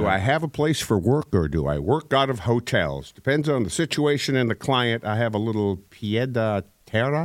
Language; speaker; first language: English; native; English